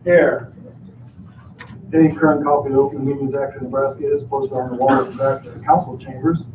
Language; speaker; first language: English; native; English